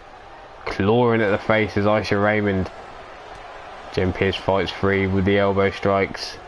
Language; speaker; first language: English; native; English